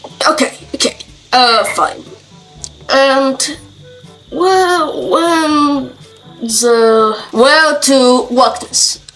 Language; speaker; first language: English; non-native, learner; Ukrainian